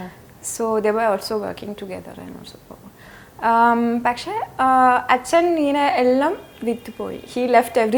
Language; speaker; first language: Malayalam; non-native, fluent; French